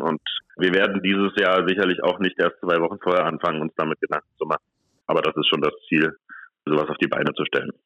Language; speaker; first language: German; native; German